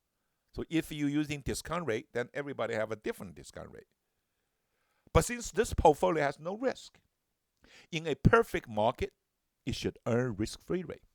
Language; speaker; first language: English; non-native, fluent; Chinese